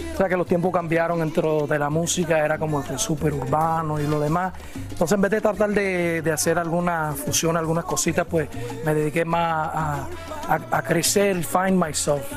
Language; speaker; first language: Spanish; early bilingual, heritage; Spanish